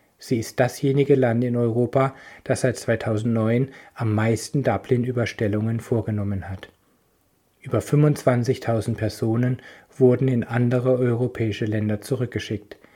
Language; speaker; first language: German; native; German